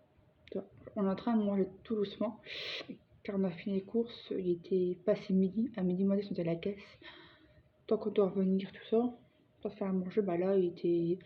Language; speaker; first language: French; native; French